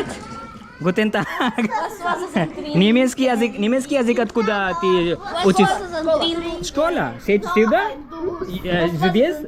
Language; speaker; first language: Russian; non-native, learner; Hindi